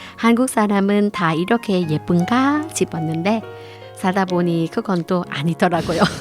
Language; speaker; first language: Korean; non-native, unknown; Vietnamese